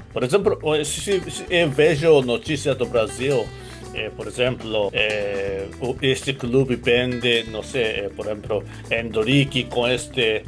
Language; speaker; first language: Portuguese; non-native, learner; Japanese